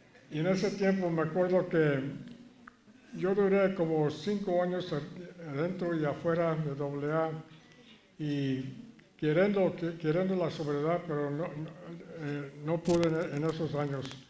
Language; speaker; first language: Spanish; early bilingual, heritage; Spanish